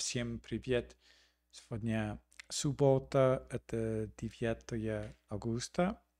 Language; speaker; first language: Russian; non-native, learner; English